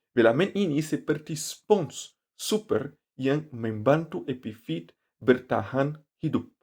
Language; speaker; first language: Indonesian; non-native, learner; Portuguese